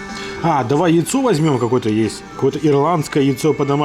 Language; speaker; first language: Russian; native; Russian